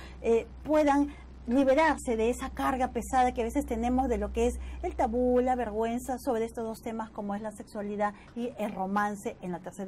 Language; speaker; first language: Spanish; native; Spanish